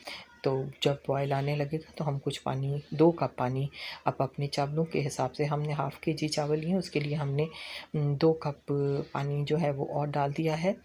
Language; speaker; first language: Hindi; non-native, local second language; Punjabi